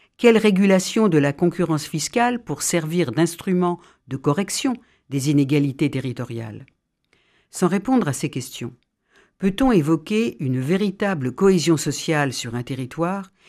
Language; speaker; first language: French; native; French